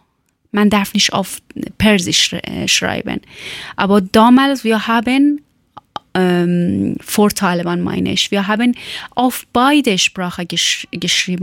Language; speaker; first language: German; non-native, learner; Persian